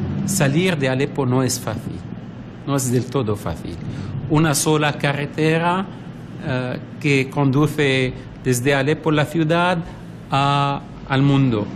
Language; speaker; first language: Spanish; non-native, fluent; Arabic